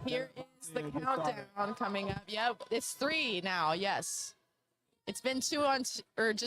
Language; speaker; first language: English; native; English